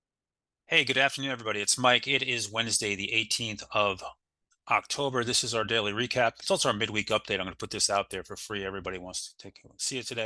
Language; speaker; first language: English; native; English